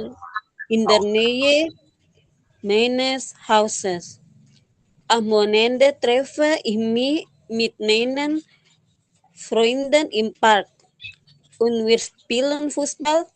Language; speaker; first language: German; non-native, learner; Indonesian